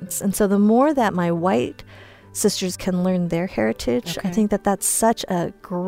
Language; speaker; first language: English; early bilingual, other home language; Chinese